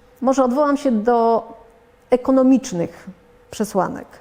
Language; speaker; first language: Polish; native; Polish